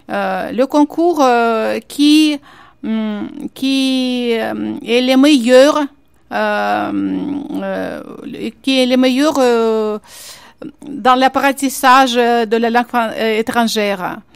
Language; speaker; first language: French; non-native, fluent; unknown